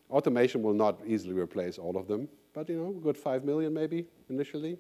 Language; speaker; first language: English; non-native, fluent; German